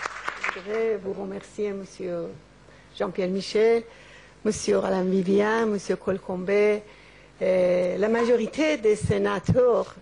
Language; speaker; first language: French; non-native, learner; Persian